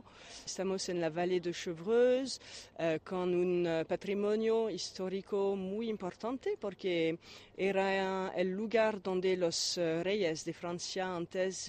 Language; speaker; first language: Spanish; non-native, fluent; French